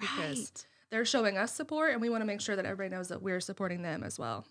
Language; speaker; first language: English; native; English